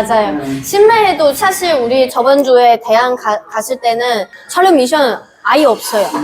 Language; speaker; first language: Korean; non-native, fluent; Chinese